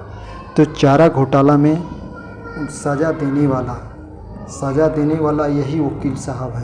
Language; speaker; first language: Hindi; native; Hindi